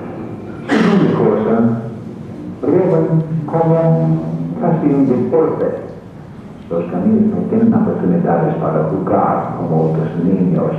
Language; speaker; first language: Spanish; non-native, fluent; English